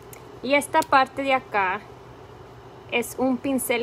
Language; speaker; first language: Spanish; early bilingual, heritage; Spanish